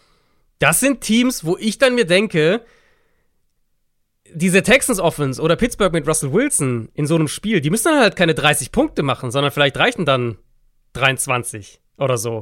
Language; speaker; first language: German; native; German